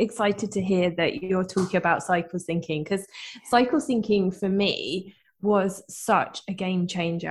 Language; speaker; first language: English; native; English